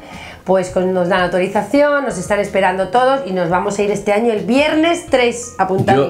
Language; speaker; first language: Spanish; native; Spanish